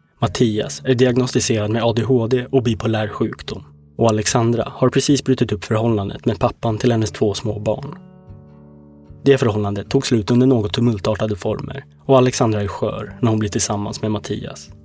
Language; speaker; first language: Swedish; native; Swedish